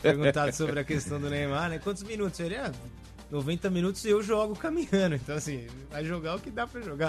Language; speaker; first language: Portuguese; native; Portuguese